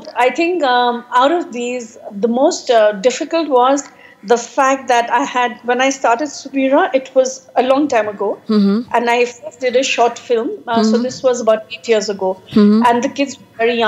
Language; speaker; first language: English; non-native, local second language; Punjabi